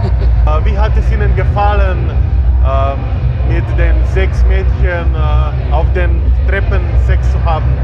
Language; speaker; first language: German; non-native, fluent; Slovenian